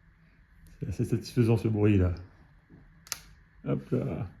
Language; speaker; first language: French; native; French